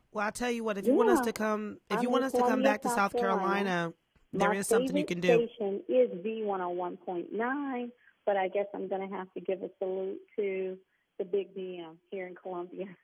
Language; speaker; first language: English; native; English